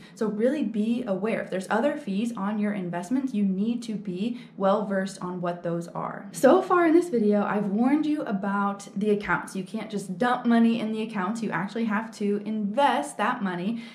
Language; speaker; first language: English; native; English